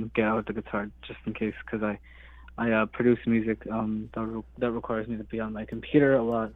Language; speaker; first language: English; native; English